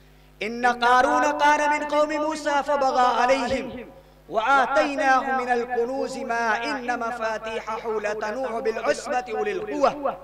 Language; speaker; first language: Arabic; non-native, learner; Urdu